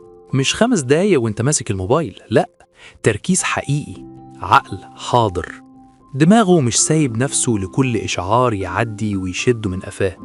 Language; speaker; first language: Arabic; native; Arabic